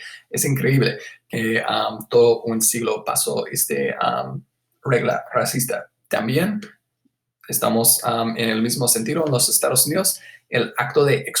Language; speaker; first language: Spanish; non-native, fluent; English